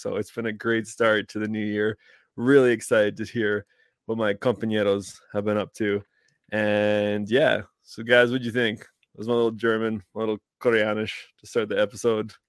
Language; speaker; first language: English; native; English